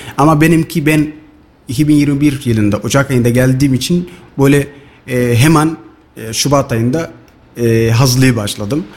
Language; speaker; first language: Turkish; non-native, fluent; Somali